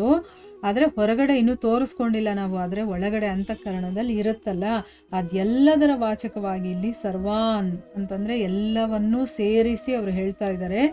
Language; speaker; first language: Kannada; native; Kannada